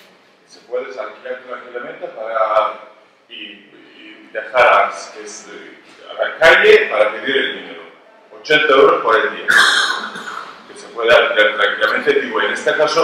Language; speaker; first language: Spanish; non-native, learner; Turkish